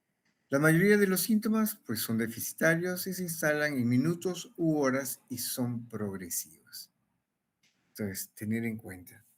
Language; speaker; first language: Spanish; native; Spanish